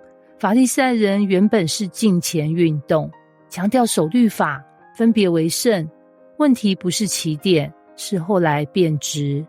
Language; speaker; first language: Chinese; native; Chinese